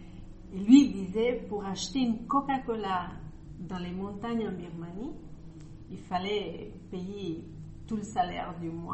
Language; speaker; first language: French; non-native, fluent; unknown